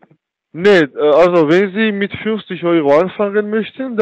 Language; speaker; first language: German; non-native, learner; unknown